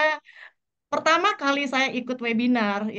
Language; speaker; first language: Indonesian; native; Indonesian